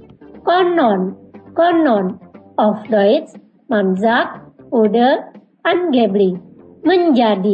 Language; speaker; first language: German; non-native, fluent; Indonesian